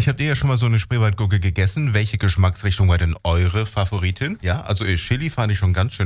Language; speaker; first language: German; native; German